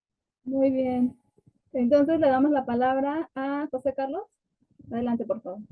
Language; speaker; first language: Spanish; native; Spanish